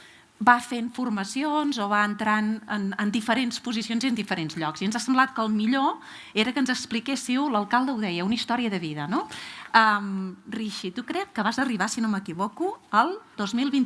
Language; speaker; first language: Catalan; native; Catalan